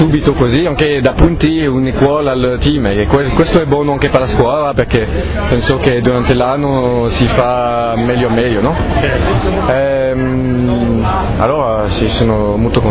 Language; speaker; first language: Italian; non-native, learner; French